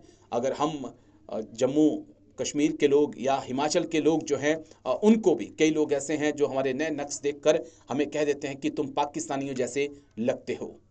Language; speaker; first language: Hindi; native; Hindi